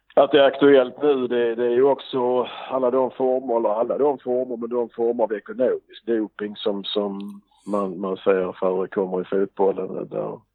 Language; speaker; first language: Swedish; native; Swedish